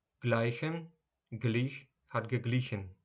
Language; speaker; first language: German; non-native, learner; Ukrainian